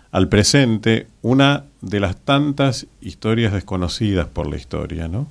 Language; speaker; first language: Spanish; native; Spanish